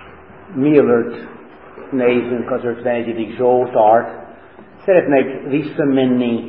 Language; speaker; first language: Hungarian; non-native, fluent; English